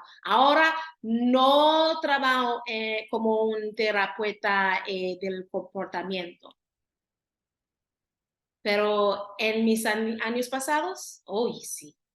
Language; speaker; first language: Spanish; non-native, learner; Haitian Creole